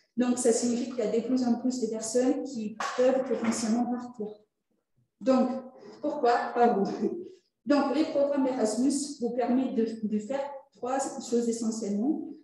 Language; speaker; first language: French; non-native, fluent; Italian